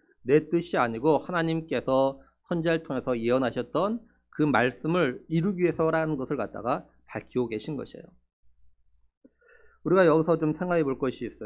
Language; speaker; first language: Korean; native; Korean